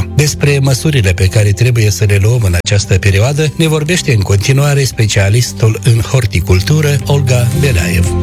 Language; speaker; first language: Romanian; native; Romanian